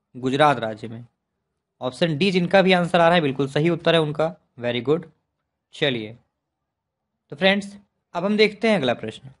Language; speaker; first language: Hindi; native; Hindi